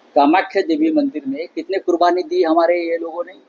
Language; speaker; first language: Hindi; non-native, local second language; Marathi